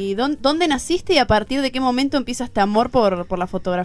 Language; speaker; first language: Spanish; native; Spanish